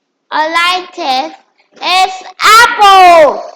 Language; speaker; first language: English; non-native, learner; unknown